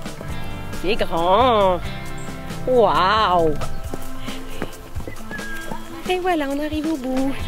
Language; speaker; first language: French; native; French